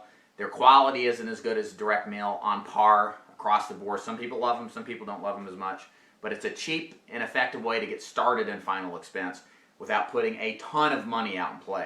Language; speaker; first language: English; native; English